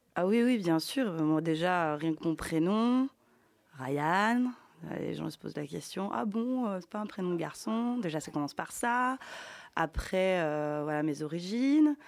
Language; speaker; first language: French; early bilingual, other home language; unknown